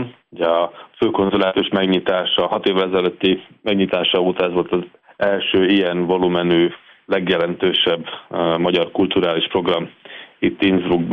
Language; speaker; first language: Hungarian; native; Hungarian